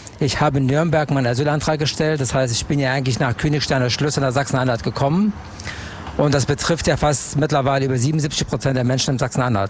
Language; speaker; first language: German; non-native, fluent; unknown